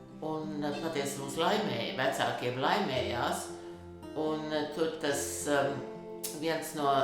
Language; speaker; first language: Latvian; early bilingual, other home language; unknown